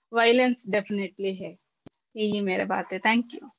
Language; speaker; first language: Hindi; non-native, local second language; Kannada